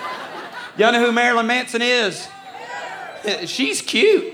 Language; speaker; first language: English; native; English